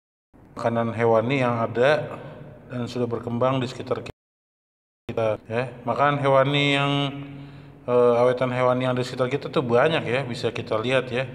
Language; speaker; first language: Indonesian; native; Indonesian